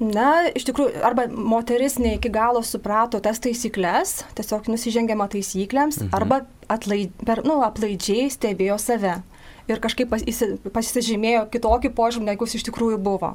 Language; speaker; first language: Lithuanian; native; Lithuanian